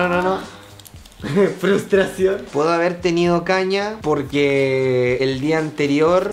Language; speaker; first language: Spanish; native; Spanish